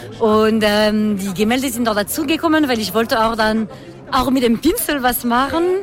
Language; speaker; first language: German; non-native, fluent; French